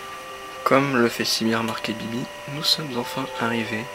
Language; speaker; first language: French; native; French